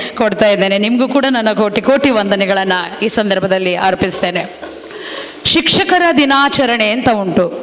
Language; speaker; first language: Kannada; non-native, local second language; Tulu